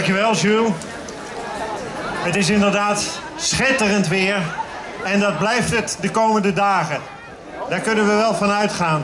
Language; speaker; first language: Dutch; native; Dutch